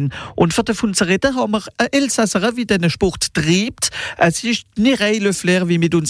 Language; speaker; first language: German; non-native, local second language; Swiss German